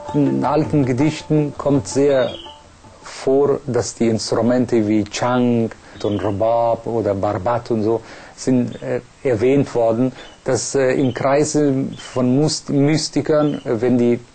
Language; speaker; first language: German; non-native, fluent; Persian